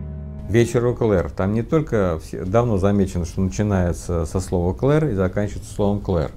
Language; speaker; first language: Russian; native; Russian